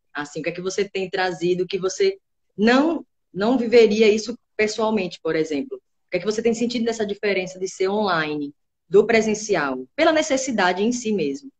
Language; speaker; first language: Portuguese; native; Portuguese